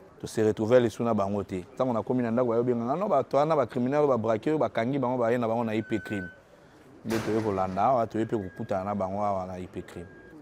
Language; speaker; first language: Lingala; native; Lingala